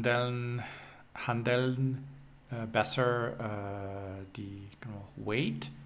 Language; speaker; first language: German; non-native, learner; English